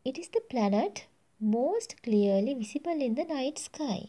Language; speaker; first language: English; non-native, local second language; Sinhala